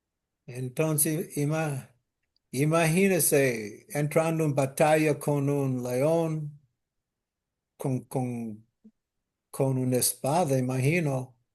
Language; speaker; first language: Spanish; non-native, fluent; English